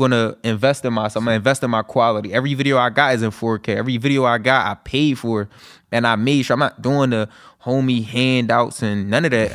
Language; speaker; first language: English; native; English